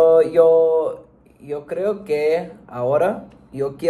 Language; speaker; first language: Spanish; non-native, learner; English